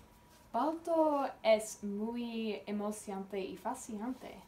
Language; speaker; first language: Spanish; non-native, learner; English